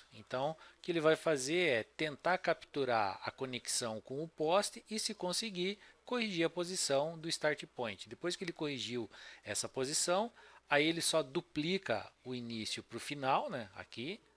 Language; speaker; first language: Portuguese; native; Portuguese